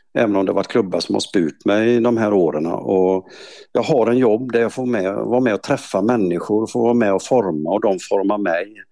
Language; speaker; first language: Swedish; native; Swedish